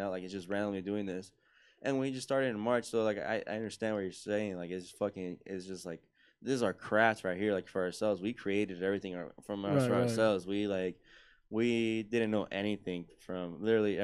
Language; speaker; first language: English; early bilingual, other home language; Spanish